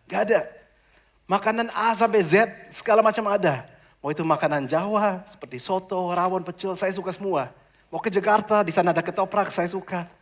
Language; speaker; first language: Indonesian; non-native, fluent; German